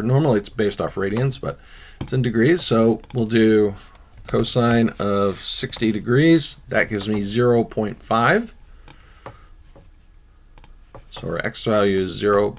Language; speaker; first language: English; native; English